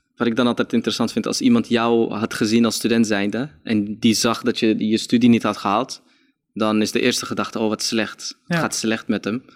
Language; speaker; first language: Dutch; early bilingual, other home language; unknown